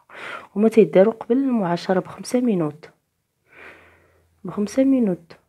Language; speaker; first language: Arabic; native; Arabic